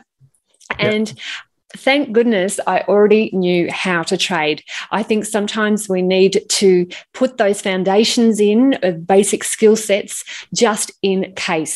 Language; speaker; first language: English; native; English